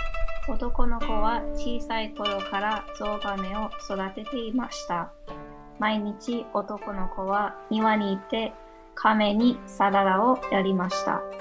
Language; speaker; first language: Japanese; non-native, learner; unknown